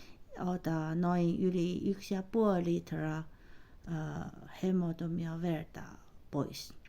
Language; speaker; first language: Finnish; non-native, learner; Chinese